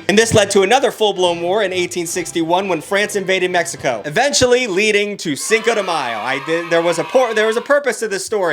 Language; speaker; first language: English; native; English